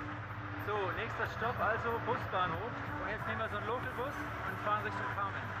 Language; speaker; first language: German; native; German